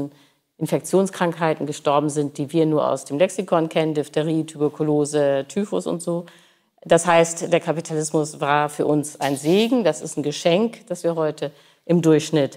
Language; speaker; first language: German; native; German